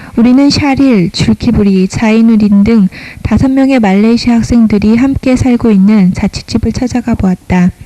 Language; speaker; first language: Korean; native; Korean